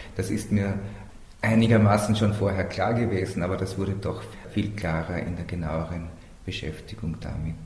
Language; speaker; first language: German; native; German